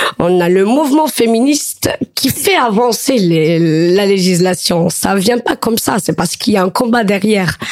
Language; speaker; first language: French; non-native, local second language; Arabic